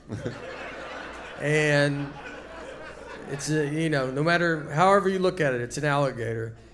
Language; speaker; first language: English; native; English